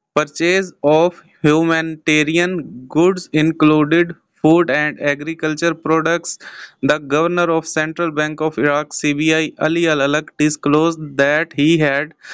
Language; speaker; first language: English; non-native, local second language; Urdu